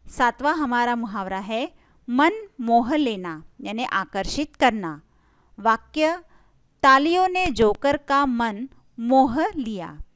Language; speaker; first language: Hindi; non-native, local second language; Marathi